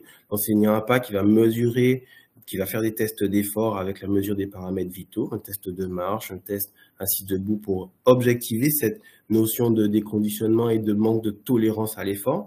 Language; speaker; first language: French; native; French